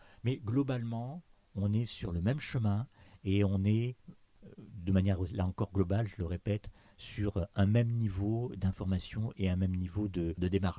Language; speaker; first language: French; native; French